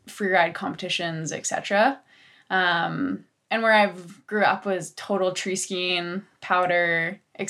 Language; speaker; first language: English; native; English